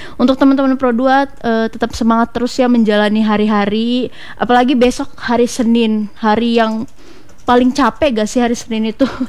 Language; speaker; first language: Indonesian; native; Indonesian